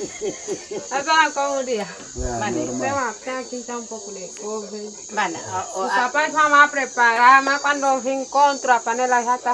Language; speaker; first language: Portuguese; non-native, local second language; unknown